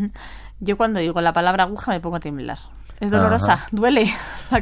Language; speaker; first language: Spanish; native; Spanish